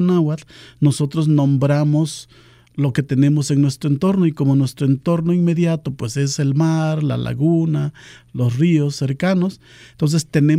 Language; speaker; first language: Spanish; non-native, local second language; Nahuatl languages